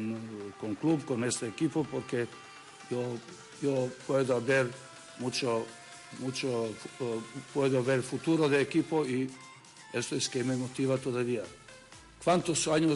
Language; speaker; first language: Spanish; non-native, learner; Serbian